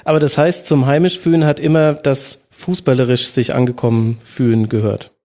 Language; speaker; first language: German; native; German